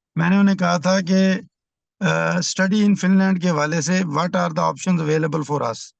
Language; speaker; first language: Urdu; non-native, local second language; Punjabi